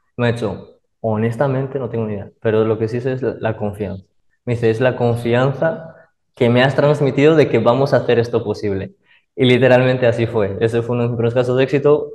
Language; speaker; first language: Spanish; early bilingual, other home language; Arabic